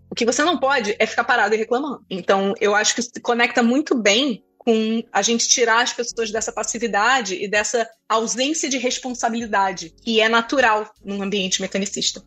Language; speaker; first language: Portuguese; native; Portuguese